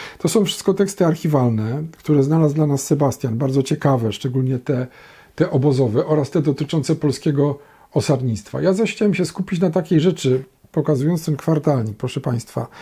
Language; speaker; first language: Polish; native; Polish